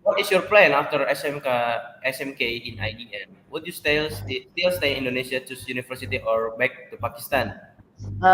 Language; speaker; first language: English; non-native, learner; Indonesian